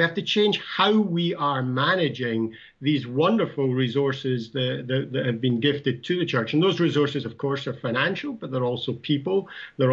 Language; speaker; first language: English; native; English